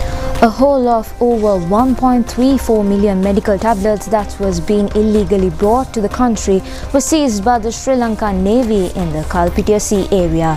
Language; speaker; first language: English; non-native, local second language; Sinhala